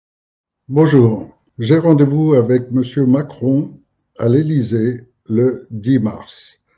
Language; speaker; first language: French; native; French